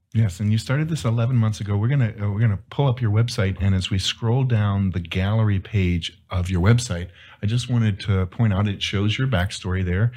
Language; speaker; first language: English; native; English